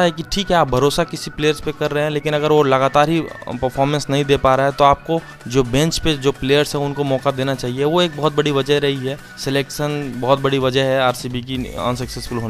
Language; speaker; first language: Hindi; native; Hindi